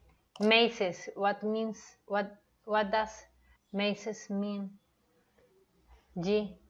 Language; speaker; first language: English; non-native, learner; Spanish